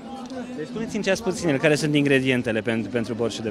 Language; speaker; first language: Romanian; native; Romanian